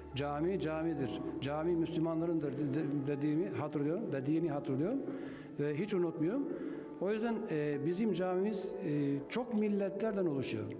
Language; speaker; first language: Turkish; non-native, fluent; Albanian